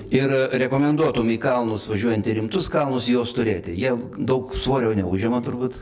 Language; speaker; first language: Lithuanian; native; Lithuanian